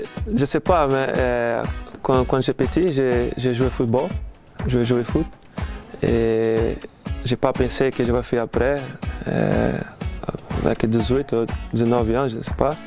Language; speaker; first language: French; non-native, learner; Portuguese